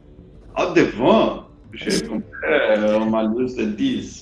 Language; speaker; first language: French; non-native, learner; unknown